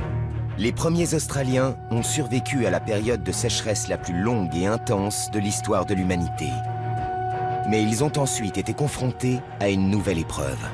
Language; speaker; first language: French; native; French